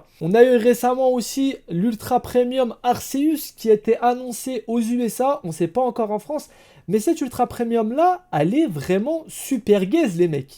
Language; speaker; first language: French; native; French